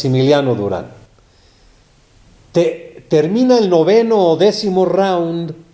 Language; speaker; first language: Spanish; native; Spanish